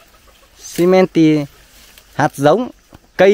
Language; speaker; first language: Vietnamese; native; Vietnamese